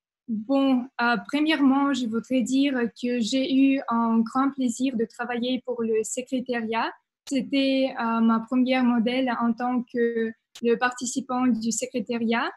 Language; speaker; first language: French; non-native, fluent; Russian